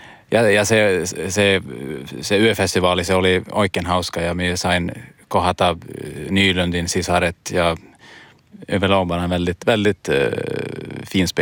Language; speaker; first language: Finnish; early bilingual, heritage; Swedish